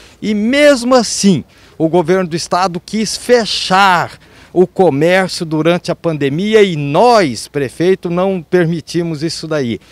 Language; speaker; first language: Portuguese; native; Portuguese